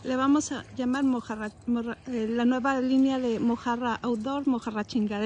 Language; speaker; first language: Spanish; native; Spanish